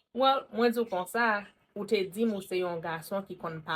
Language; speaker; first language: French; non-native, learner; Haitian Creole